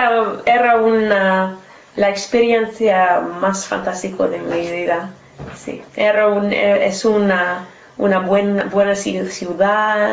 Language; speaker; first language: Spanish; non-native, learner; English